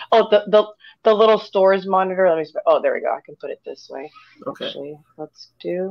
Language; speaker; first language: English; native; English